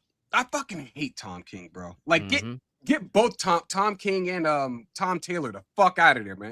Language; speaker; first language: English; native; English